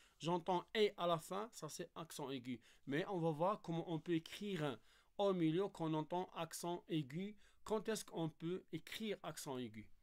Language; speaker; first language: French; non-native, local second language; Arabic